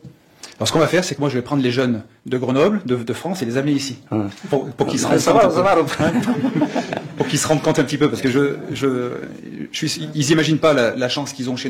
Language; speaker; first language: French; native; French